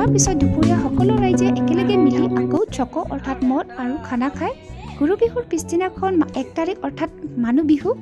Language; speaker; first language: Assamese; non-native, local second language; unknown